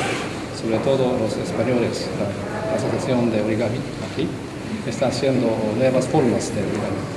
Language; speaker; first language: Spanish; non-native, fluent; Japanese